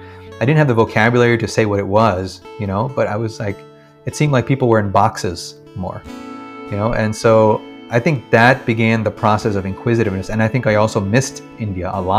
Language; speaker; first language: English; early bilingual, other home language; Malayalam